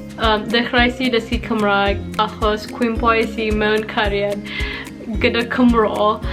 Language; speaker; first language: Welsh; non-native, learner; Malay